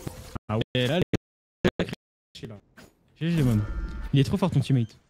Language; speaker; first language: French; native; French